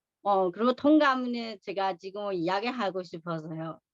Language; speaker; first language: Korean; non-native, learner; Chinese